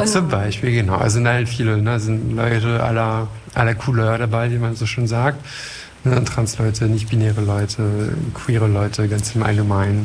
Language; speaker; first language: German; non-native, fluent; French